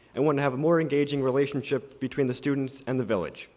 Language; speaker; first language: English; native; English